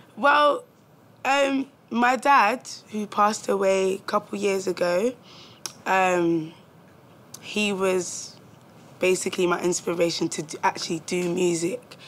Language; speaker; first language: English; native; English